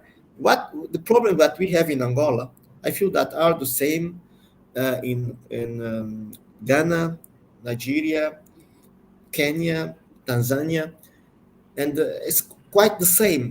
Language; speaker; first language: English; non-native, learner; Portuguese